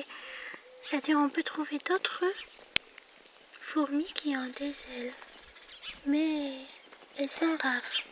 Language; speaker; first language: French; non-native, local second language; Arabic